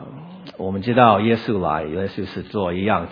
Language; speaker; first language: Chinese; non-native, learner; English